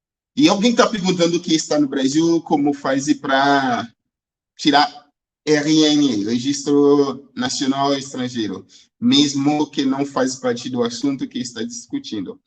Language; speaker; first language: Portuguese; non-native, fluent; Haitian Creole